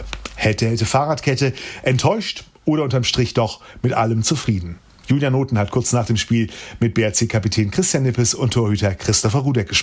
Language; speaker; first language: German; native; German